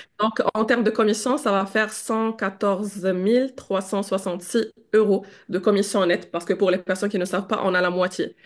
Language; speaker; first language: French; non-native, local second language; Arabic